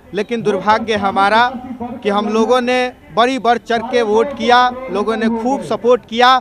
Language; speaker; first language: Hindi; native; Hindi